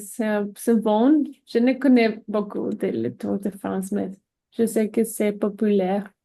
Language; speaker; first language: French; non-native, learner; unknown